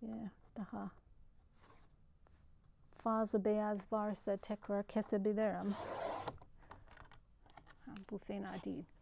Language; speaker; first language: Turkish; non-native, fluent; English